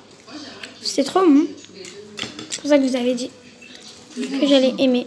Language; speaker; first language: French; early bilingual, other home language; Arabic